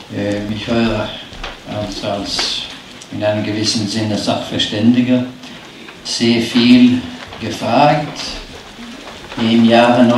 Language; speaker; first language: German; non-native, fluent; Norwegian